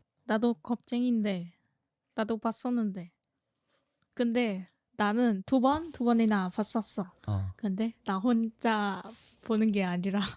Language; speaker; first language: Korean; non-native, fluent; Thai